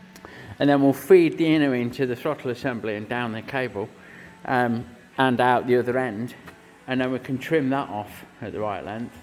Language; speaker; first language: English; native; English